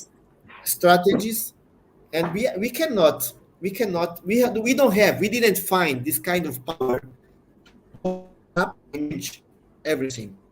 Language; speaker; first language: English; non-native, learner; Portuguese